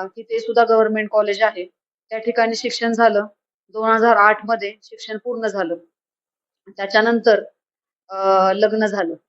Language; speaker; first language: Marathi; native; Marathi